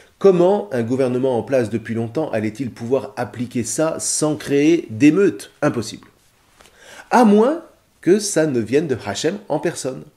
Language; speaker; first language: French; native; French